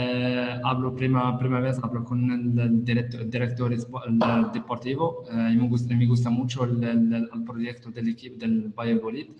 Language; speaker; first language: Spanish; non-native, learner; Italian